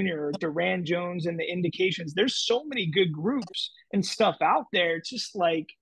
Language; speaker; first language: English; native; English